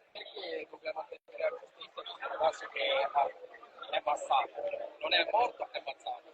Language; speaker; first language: Italian; non-native, fluent; Punjabi